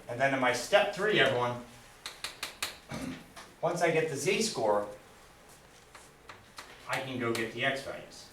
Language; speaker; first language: English; native; English